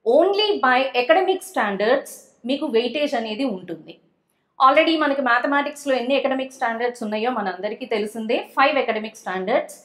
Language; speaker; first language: Telugu; native; Telugu